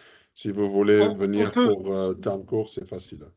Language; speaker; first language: French; early bilingual, heritage; English